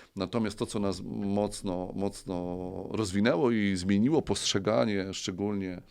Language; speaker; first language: Polish; native; Polish